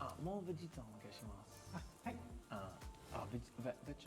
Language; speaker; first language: Japanese; non-native, learner; English